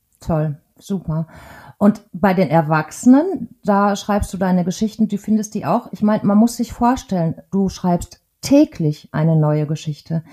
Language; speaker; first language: German; native; German